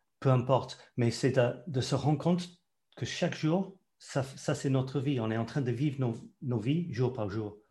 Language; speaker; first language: French; non-native, fluent; English